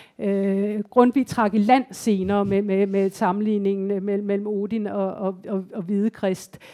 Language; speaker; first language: Danish; native; Danish